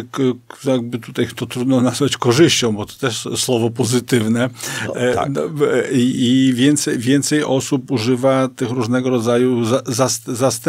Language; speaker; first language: Polish; native; Polish